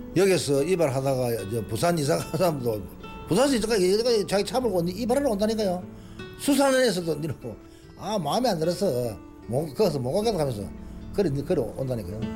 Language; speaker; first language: Korean; native; Korean